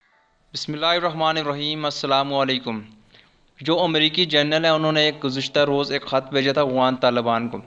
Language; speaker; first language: Hindi; non-native, local second language; Punjabi